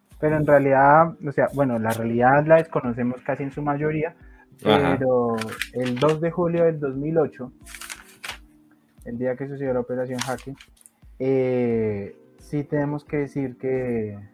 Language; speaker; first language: Spanish; native; Spanish